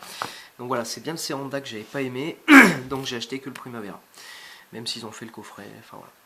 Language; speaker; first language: French; native; French